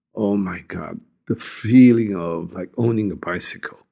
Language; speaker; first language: English; non-native, fluent; Japanese